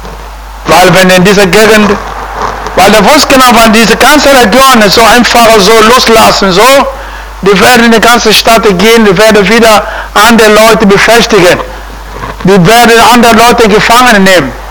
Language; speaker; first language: German; non-native, fluent; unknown